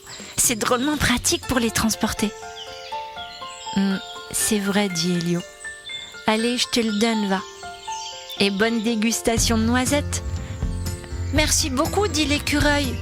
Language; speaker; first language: French; native; French